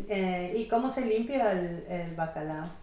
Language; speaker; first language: Spanish; non-native, fluent; English